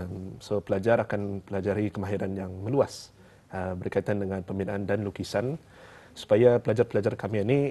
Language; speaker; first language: Malay; native; Malay